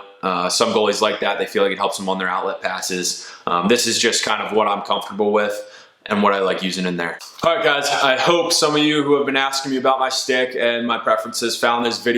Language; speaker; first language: English; native; English